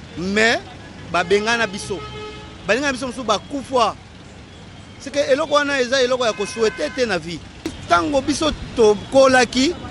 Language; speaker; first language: Lingala; non-native, local second language; Luba-Lulua